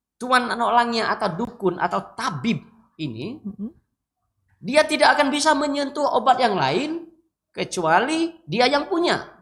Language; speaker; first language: Indonesian; non-native, local second language; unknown